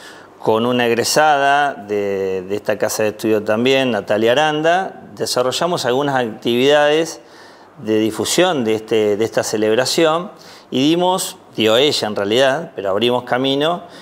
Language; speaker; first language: Spanish; native; Spanish